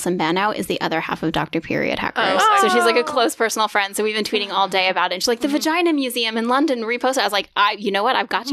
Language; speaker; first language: English; native; English